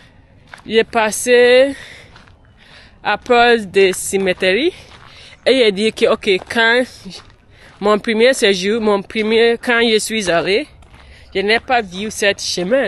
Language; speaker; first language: French; non-native, learner; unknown